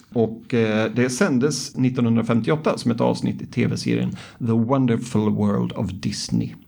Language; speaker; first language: Swedish; non-native, fluent; Arabic